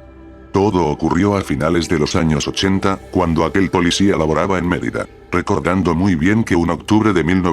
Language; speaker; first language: Spanish; native; Spanish